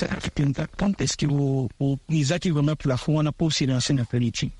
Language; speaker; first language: French; non-native, local second language; Lingala